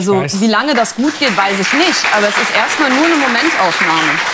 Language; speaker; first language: German; native; German